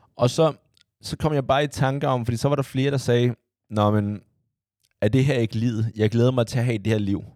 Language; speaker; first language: Danish; early bilingual, other home language; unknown